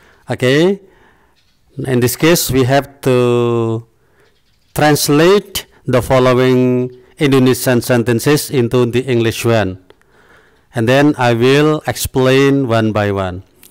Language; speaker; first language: English; non-native, fluent; Indonesian